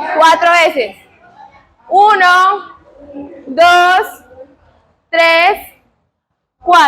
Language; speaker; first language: Spanish; native; Spanish